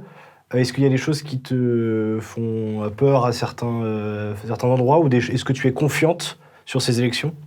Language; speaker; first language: French; native; French